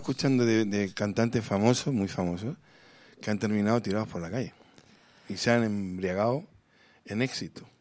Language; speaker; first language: Spanish; native; Spanish